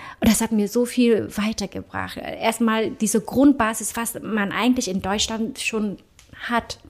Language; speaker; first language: German; early bilingual, other home language; Vietnamese